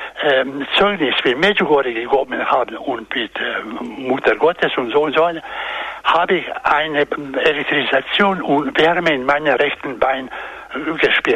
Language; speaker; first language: German; non-native, fluent; Croatian